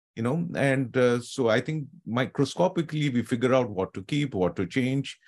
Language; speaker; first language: English; non-native, local second language; Telugu